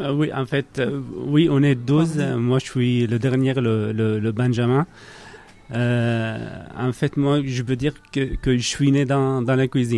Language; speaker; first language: French; non-native, learner; Arabic